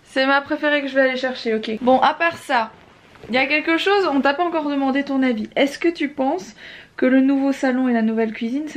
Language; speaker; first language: French; native; French